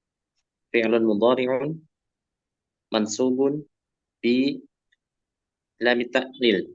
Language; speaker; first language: Arabic; non-native, learner; Indonesian